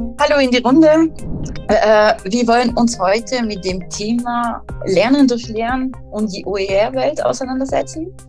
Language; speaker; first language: German; non-native, fluent; French